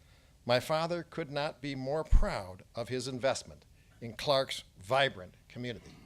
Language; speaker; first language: English; native; English